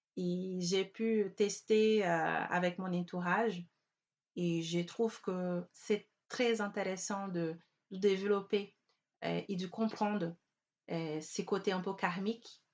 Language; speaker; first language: French; non-native, fluent; Portuguese